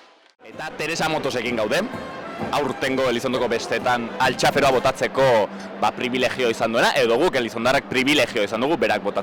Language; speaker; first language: Basque; native; Basque